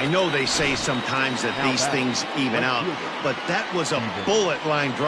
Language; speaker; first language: English; native; English